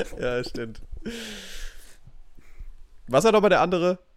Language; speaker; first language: German; native; German